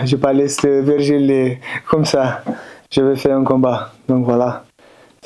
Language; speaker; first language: French; non-native, learner; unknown